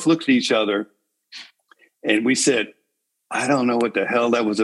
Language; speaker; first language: English; native; English